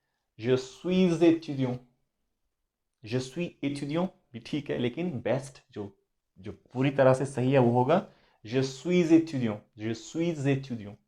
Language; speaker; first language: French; non-native, fluent; Hindi